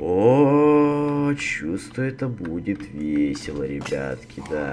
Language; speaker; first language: Russian; native; Russian